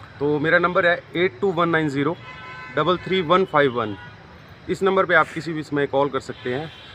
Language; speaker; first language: Hindi; native; Hindi